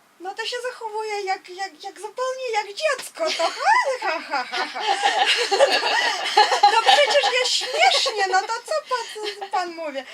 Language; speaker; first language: Polish; non-native, fluent; Russian